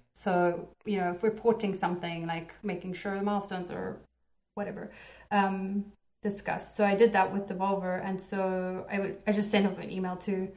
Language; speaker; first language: English; native; English